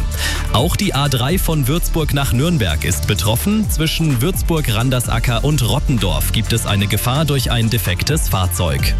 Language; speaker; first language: German; native; German